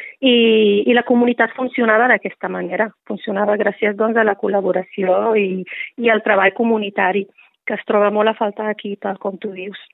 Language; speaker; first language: Catalan; non-native, fluent; Riffian